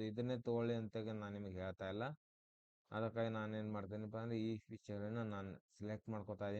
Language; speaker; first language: Kannada; native; Kannada